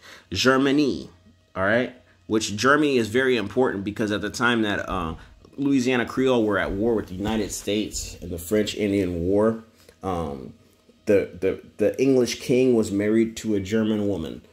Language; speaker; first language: English; native; English